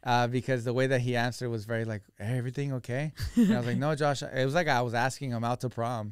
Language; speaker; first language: English; early bilingual, other home language; Spanish